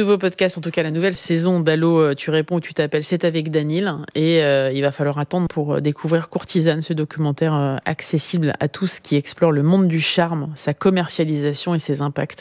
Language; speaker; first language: French; native; French